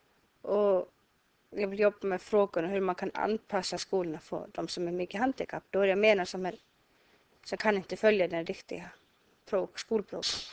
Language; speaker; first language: Swedish; non-native, learner; Icelandic